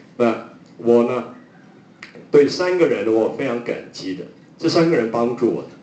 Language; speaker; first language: Chinese; non-native, local second language; Cantonese